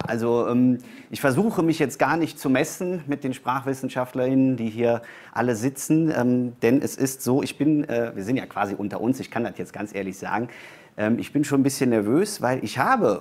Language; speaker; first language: German; native; German